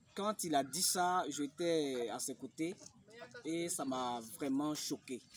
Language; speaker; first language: French; native; French